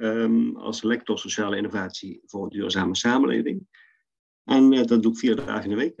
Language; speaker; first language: Dutch; native; Dutch